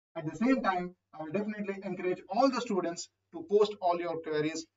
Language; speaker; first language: English; non-native, local second language; Telugu